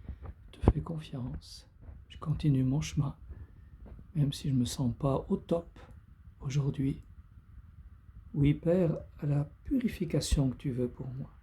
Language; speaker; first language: French; native; French